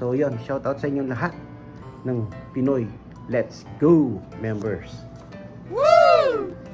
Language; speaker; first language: Filipino; non-native, local second language; Pampanga